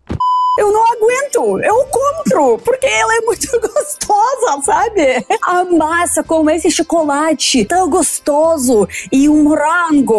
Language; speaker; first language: Portuguese; non-native, fluent; Russian